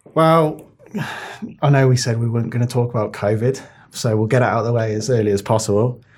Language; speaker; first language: English; native; English